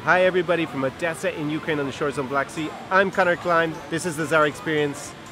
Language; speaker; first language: English; native; English